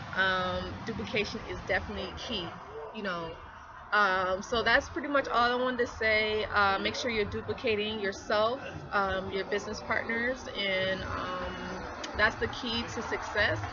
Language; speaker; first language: English; native; English